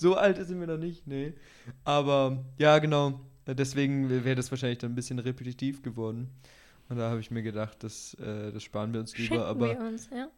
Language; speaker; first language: German; native; German